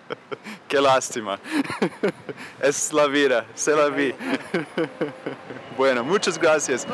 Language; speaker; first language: Spanish; non-native, learner; English